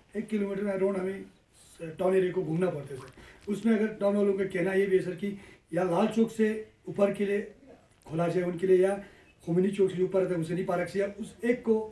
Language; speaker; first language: Hindi; non-native, local second language; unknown